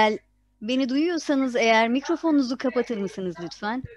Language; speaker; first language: Turkish; native; Turkish